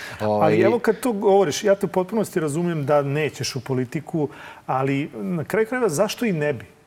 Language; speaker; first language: Serbian; native; Serbian